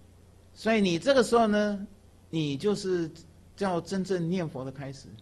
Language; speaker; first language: Chinese; native; Chinese